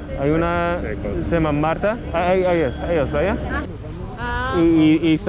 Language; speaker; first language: Spanish; non-native, learner; English